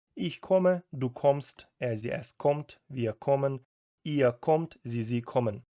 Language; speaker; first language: German; non-native, fluent; Ukrainian